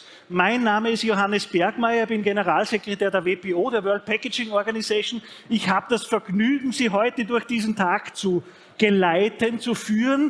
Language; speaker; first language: German; native; German